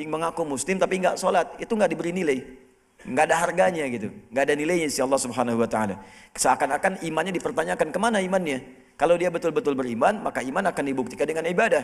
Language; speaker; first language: Indonesian; native; Indonesian